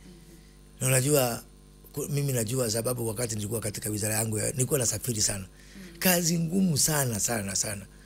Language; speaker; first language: Swahili; non-native, local second language; Kikuyu